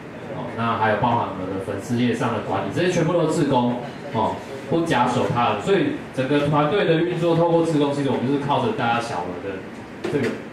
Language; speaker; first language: Chinese; native; Chinese